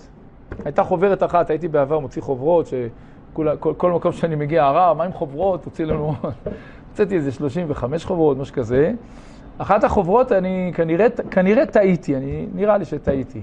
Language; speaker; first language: Hebrew; native; Hebrew